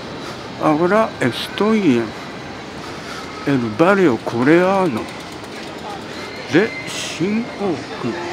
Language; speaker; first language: Spanish; non-native, learner; Japanese